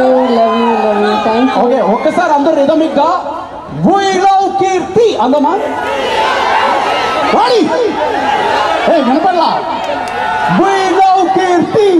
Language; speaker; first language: Telugu; native; Telugu